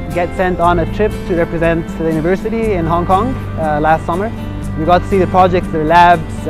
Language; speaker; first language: English; non-native, fluent; Arabic